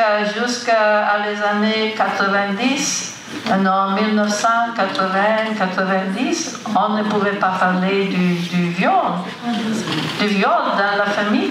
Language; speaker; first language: French; non-native, fluent; Italian